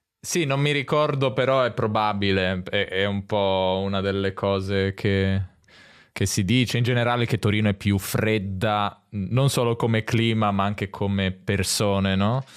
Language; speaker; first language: Italian; native; Italian